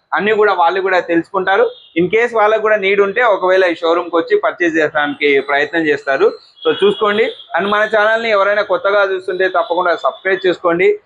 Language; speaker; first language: Telugu; native; Telugu